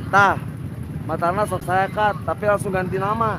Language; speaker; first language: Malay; non-native, local second language; Sundanese